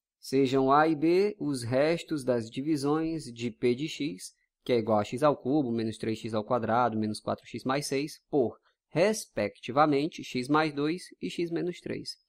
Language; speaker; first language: Portuguese; native; Portuguese